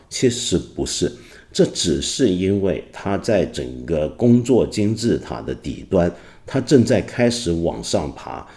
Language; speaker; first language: Chinese; non-native, local second language; Cantonese